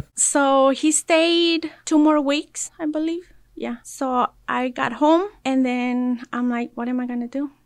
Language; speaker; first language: English; early bilingual, other home language; Spanish